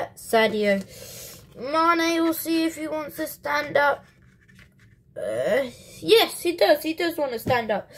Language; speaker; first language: English; native; English